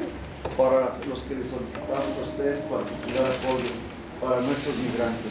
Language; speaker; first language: Spanish; native; Spanish